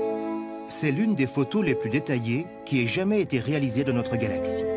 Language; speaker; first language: French; native; French